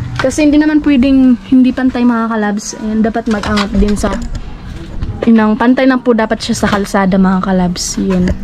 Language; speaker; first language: Filipino; non-native, local second language; Masbatenyo